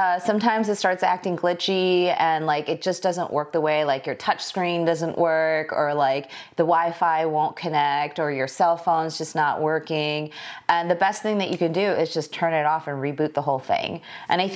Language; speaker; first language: English; early bilingual, other home language; Korean